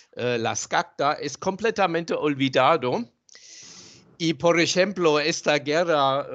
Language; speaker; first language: Spanish; non-native, fluent; German